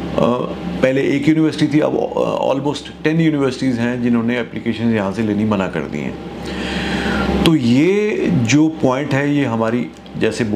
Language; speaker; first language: Hindi; native; Hindi